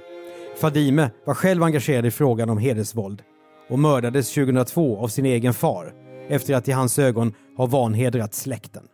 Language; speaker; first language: Swedish; native; Swedish